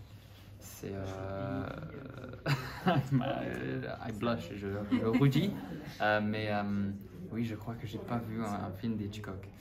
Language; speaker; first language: French; non-native, fluent; English